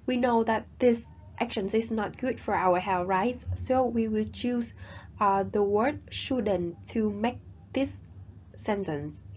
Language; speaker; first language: English; non-native, fluent; Vietnamese